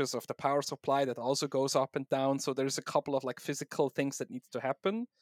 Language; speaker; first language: English; non-native, fluent; German